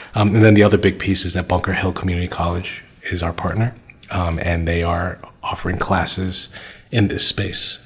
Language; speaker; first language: English; native; English